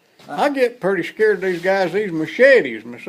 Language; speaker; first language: English; native; English